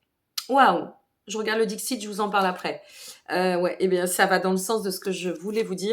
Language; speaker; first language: French; native; French